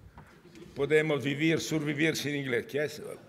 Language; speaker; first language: Spanish; non-native, learner; Italian